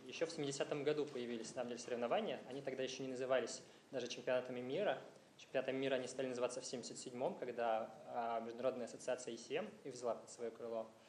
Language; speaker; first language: Russian; native; Russian